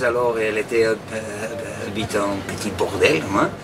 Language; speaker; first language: French; non-native, fluent; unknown